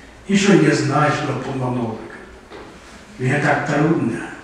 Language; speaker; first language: Russian; non-native, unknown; Uyghur